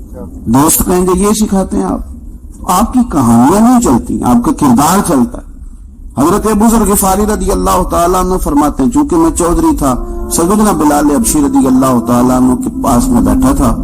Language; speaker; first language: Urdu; non-native, local second language; Punjabi